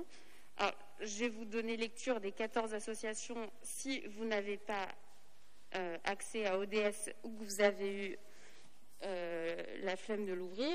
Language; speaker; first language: French; native; French